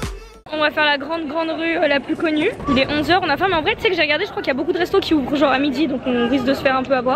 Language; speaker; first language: French; native; French